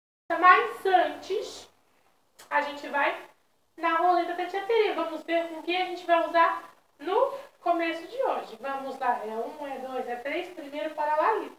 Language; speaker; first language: Portuguese; native; Portuguese